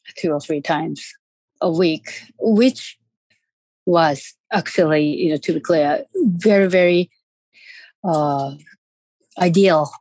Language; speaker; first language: English; non-native, fluent; Japanese